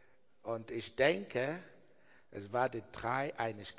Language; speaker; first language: German; non-native, learner; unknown